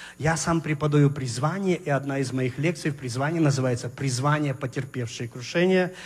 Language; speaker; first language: Russian; native; Russian